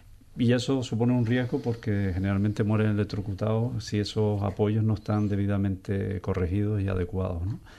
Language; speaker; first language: Spanish; native; Spanish